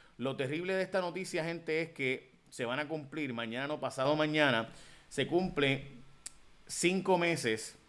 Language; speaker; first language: Spanish; early bilingual, heritage; Spanish